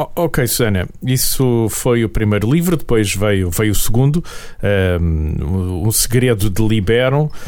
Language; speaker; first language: Portuguese; native; Portuguese